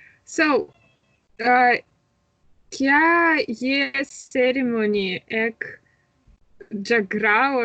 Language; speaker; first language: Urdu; non-native, learner; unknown